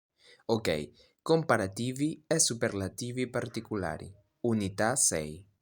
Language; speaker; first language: Italian; non-native, learner; Spanish